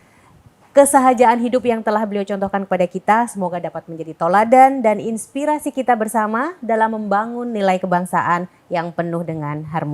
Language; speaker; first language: Indonesian; native; Indonesian